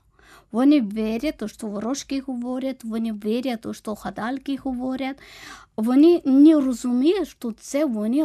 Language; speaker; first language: Ukrainian; non-native, fluent; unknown